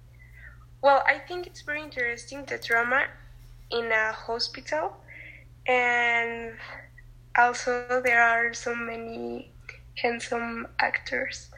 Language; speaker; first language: English; non-native, learner; Spanish